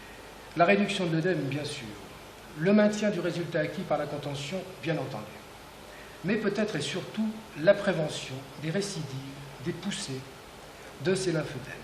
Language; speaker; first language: French; native; French